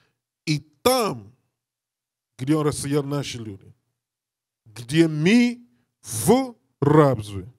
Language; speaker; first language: Russian; non-native, learner; English